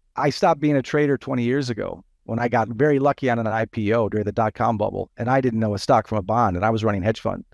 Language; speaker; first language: English; native; English